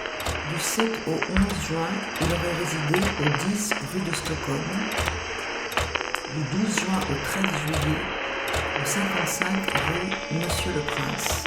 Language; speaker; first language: French; native; French